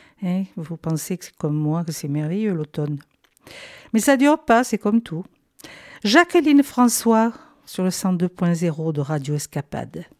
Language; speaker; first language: French; native; French